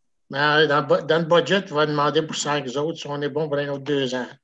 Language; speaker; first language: French; native; French